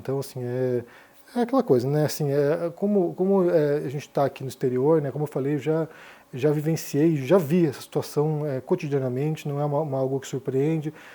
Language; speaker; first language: Portuguese; native; Portuguese